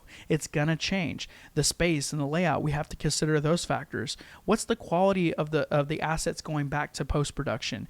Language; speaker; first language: English; native; English